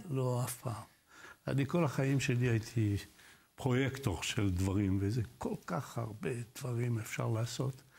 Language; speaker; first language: Hebrew; non-native, fluent; Arabic